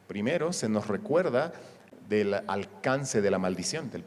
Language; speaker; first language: Spanish; native; Spanish